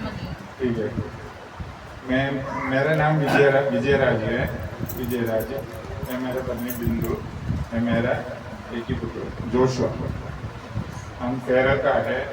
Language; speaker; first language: Hindi; non-native, local second language; Malayalam